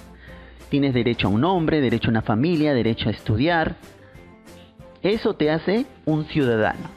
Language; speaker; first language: Spanish; native; Spanish